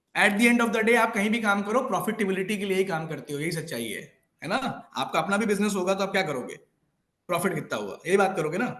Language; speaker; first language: Hindi; native; Hindi